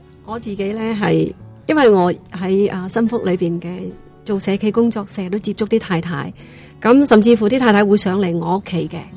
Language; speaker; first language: Cantonese; non-native, fluent; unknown